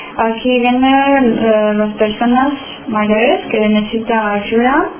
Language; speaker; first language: Spanish; non-native, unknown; Romanian